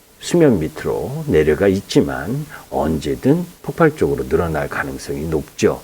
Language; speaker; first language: Korean; native; Korean